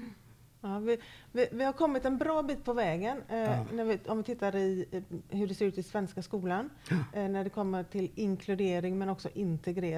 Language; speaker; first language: Swedish; native; Swedish